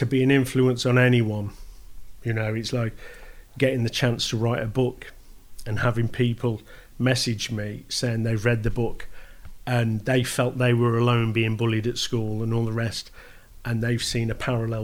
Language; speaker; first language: English; native; English